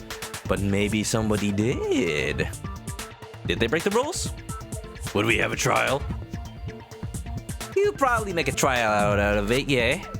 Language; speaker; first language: English; native; English